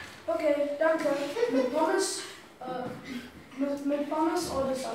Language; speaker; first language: German; non-native, learner; English